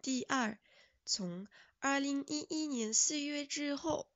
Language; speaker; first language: Chinese; non-native, learner; French